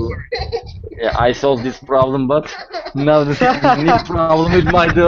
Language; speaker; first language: English; non-native, learner; Turkish